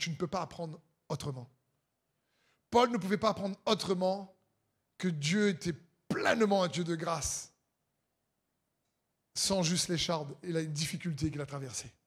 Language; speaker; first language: French; native; French